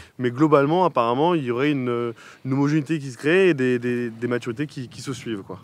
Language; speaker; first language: French; native; French